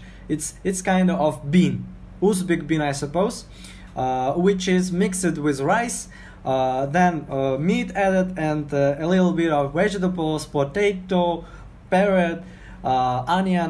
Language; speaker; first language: English; non-native, fluent; Uzbek